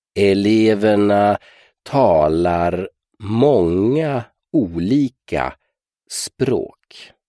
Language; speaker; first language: Swedish; native; Swedish